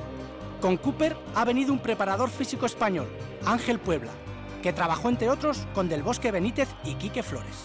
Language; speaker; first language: Spanish; native; Spanish